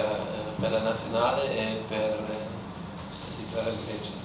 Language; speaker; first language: Italian; non-native, learner; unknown